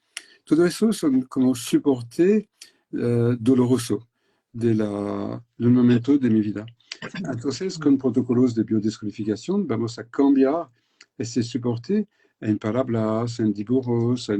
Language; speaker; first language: Spanish; non-native, fluent; French